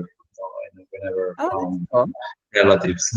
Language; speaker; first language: English; non-native, learner; Italian